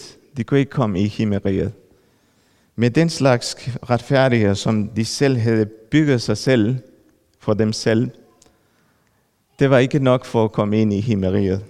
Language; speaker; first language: Danish; non-native, fluent; Spanish